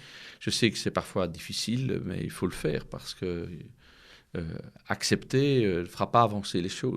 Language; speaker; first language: French; native; French